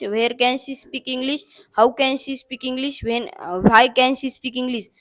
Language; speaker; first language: English; non-native, learner; Marathi